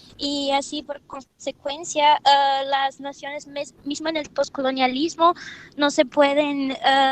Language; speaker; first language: Spanish; non-native, fluent; Portuguese